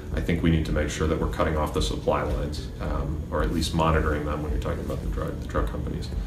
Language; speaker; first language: English; native; English